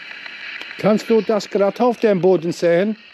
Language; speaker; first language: German; non-native, learner; English